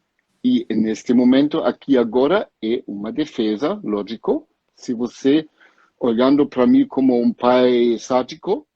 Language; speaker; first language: Portuguese; non-native, fluent; German